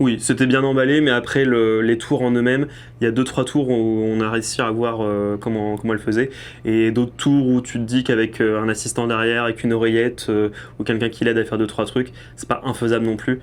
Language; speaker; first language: French; native; French